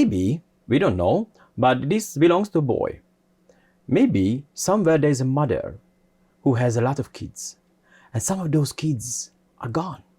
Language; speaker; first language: English; non-native, fluent; Hungarian